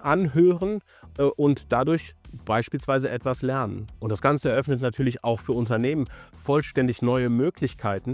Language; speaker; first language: German; native; German